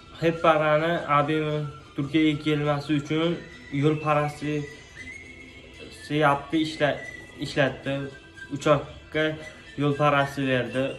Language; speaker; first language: Turkish; non-native, learner; Uzbek